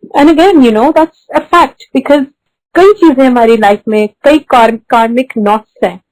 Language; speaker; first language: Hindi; early bilingual, heritage; Hindi